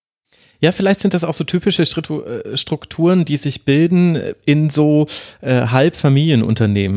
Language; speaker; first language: German; native; German